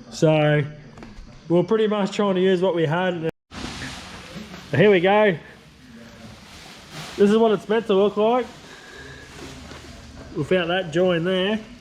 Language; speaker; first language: English; native; English